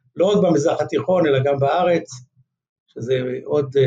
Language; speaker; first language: Hebrew; native; Hebrew